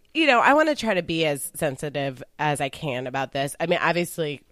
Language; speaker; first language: English; native; English